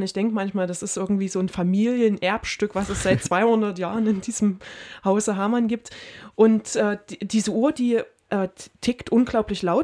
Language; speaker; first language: German; native; German